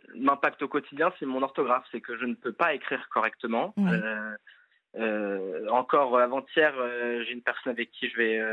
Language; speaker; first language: French; native; French